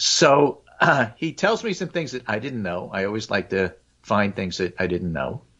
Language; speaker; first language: English; native; English